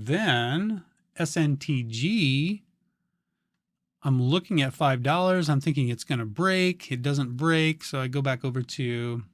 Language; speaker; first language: English; native; English